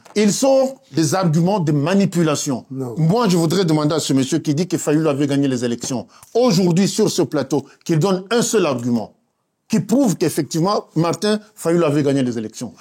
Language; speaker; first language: French; non-native, local second language; Luba-Lulua